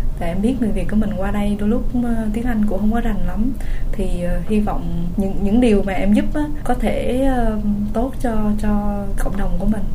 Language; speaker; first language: Vietnamese; early bilingual, heritage; Vietnamese